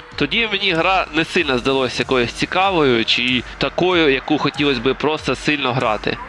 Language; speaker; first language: Ukrainian; non-native, local second language; Russian